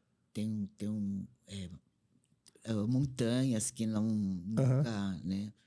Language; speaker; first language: Portuguese; non-native, fluent; Korean